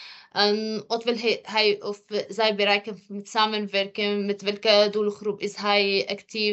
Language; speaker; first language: Dutch; non-native, fluent; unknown